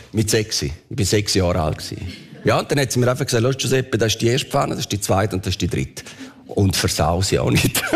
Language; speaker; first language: German; early bilingual, other home language; Italian